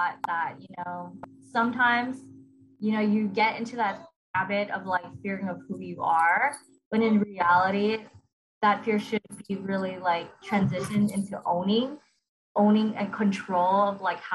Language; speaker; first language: English; early bilingual, other home language; Iloko